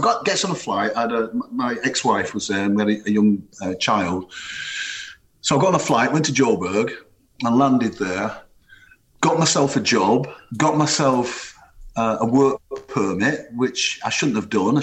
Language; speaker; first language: English; native; English